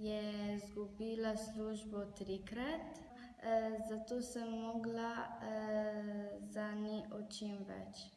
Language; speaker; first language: Slovenian; non-native, learner; Arabic